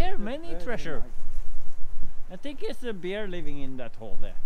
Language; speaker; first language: English; non-native, fluent; Norwegian